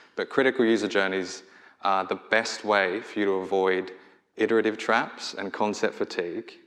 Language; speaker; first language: English; native; English